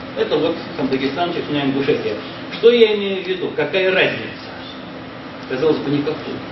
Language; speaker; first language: Russian; native; Russian